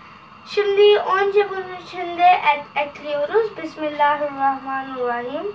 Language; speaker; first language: Turkish; non-native, learner; Urdu